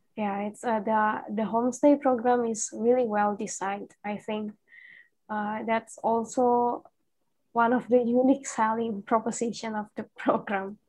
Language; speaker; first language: English; non-native, fluent; Indonesian